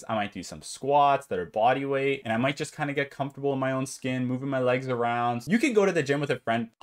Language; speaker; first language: English; native; English